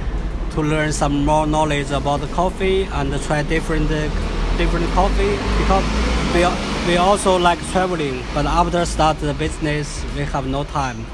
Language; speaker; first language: English; non-native, fluent; Chinese